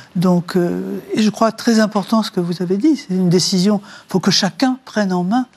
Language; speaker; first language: French; native; French